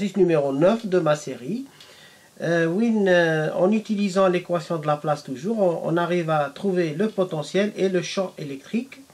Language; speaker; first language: French; non-native, local second language; Arabic